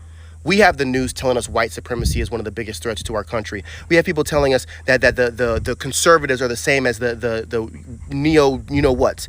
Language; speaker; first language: English; native; English